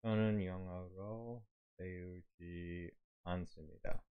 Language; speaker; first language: Korean; non-native, learner; English